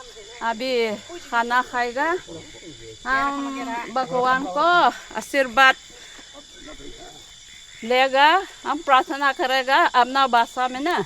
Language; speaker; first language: Hindi; non-native, local second language; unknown